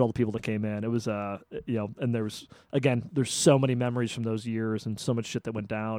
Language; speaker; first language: English; native; English